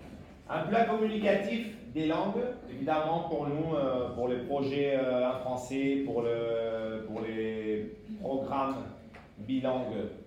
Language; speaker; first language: French; non-native, fluent; Spanish